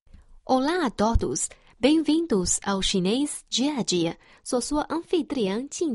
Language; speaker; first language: Portuguese; non-native, fluent; Chinese